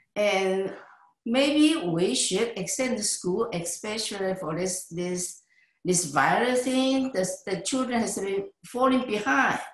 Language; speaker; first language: English; non-native, learner; Chinese